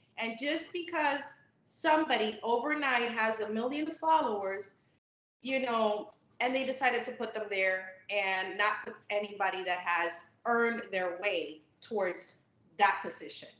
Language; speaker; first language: English; native; English